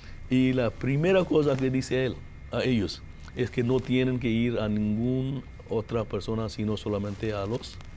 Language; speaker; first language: Spanish; non-native, fluent; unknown